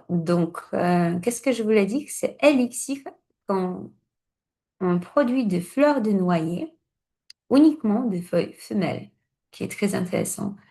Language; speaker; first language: French; non-native, fluent; Polish